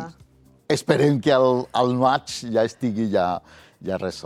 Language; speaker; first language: Catalan; non-native, fluent; Spanish